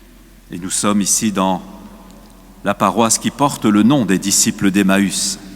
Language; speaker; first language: French; native; French